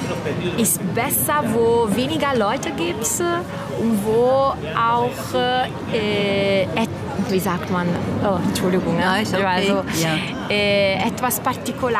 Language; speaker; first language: German; non-native, fluent; Italian